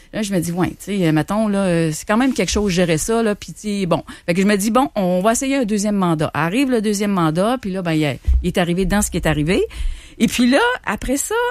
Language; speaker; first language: French; native; French